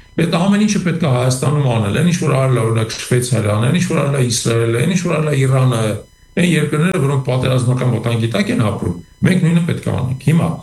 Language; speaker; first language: Armenian; native; Armenian